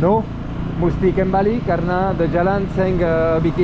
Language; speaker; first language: Indonesian; non-native, fluent; French